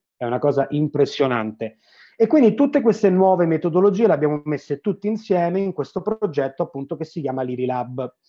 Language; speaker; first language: Italian; native; Italian